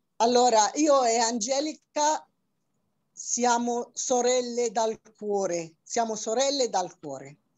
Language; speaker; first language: Italian; non-native, fluent; Arabic